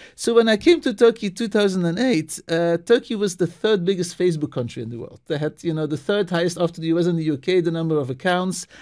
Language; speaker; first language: English; non-native, fluent; Dutch